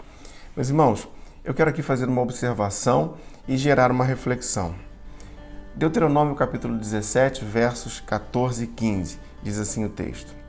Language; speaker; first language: Portuguese; native; Portuguese